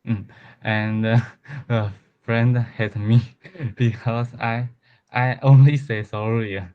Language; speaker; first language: English; non-native, learner; Chinese